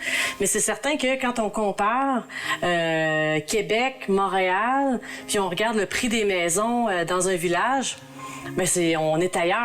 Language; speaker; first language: French; native; French